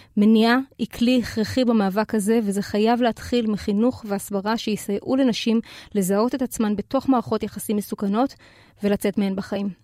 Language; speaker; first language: Hebrew; native; Hebrew